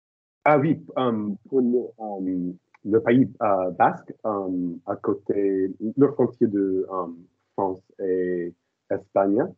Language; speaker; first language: French; non-native, learner; English